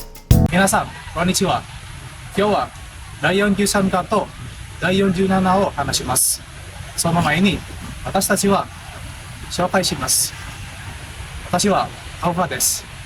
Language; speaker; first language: Japanese; non-native, learner; Indonesian